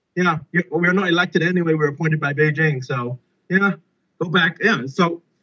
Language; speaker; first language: English; non-native, local second language; Cantonese